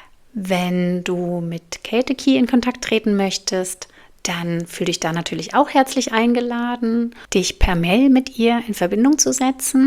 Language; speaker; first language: German; native; German